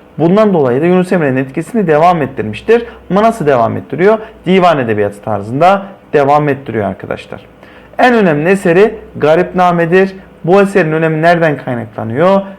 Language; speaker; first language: Turkish; native; Turkish